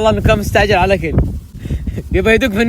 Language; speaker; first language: Arabic; native; Arabic